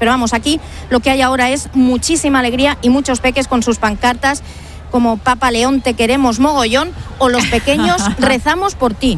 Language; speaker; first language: Spanish; native; Spanish